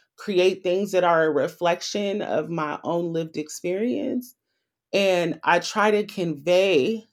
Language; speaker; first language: English; native; English